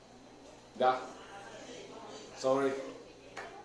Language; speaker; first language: English; non-native, learner; Chinese